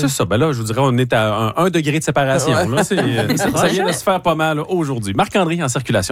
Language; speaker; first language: French; native; French